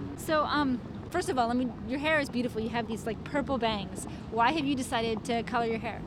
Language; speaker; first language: English; native; English